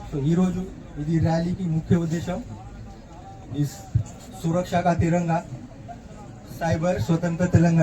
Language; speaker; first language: Telugu; non-native, learner; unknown